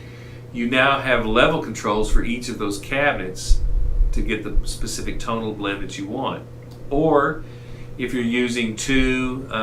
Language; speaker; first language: English; native; English